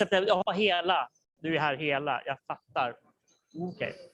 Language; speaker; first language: Swedish; native; Swedish